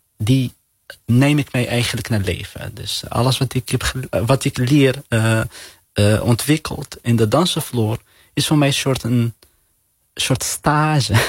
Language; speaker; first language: Dutch; non-native, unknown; Arabic